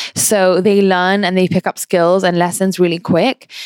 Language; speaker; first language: English; native; English